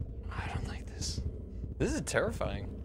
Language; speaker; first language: English; native; English